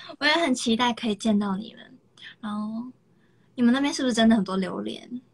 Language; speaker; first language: Chinese; native; Chinese